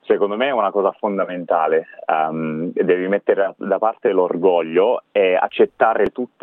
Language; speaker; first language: Italian; non-native, fluent; English